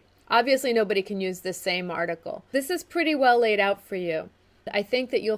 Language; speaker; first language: English; native; English